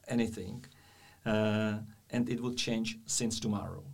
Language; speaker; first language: English; non-native, fluent; Czech